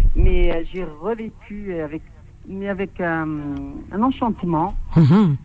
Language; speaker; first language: French; non-native, local second language; Arabic